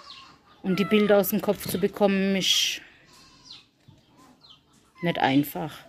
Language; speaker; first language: German; native; German